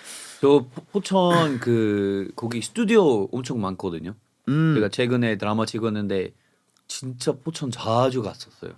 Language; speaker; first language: Korean; non-native, fluent; English